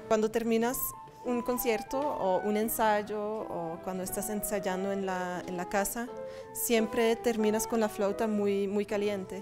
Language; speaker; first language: Spanish; non-native, fluent; Dutch